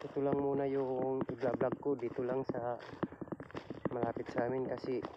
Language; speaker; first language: Filipino; non-native, local second language; Waray